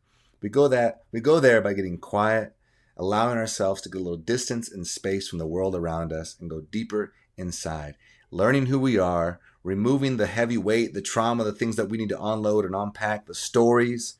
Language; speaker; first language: English; native; English